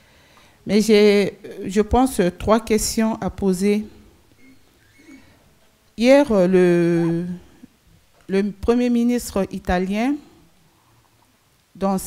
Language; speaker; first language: French; non-native, local second language; Sango